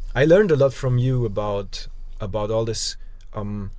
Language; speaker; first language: English; non-native, fluent; German